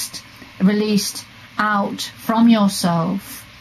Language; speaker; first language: English; native; English